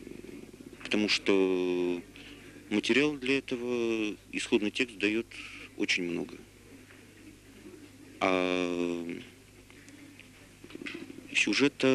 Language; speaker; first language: Russian; native; Russian